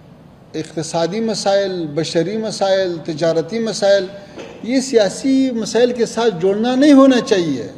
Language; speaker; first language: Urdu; non-native, fluent; Pashto